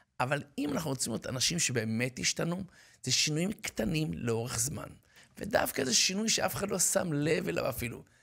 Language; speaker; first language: Hebrew; native; Hebrew